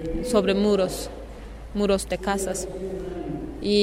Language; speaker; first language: Spanish; non-native, learner; Kurdish